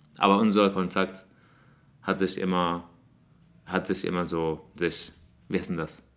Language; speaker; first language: German; non-native, fluent; Arabic